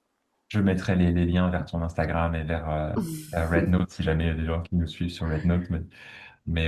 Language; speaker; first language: French; native; French